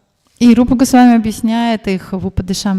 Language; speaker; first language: Russian; native; Russian